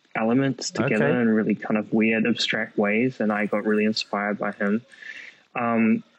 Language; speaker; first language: English; native; English